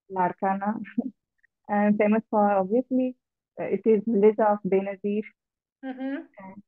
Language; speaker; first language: English; non-native, local second language; Urdu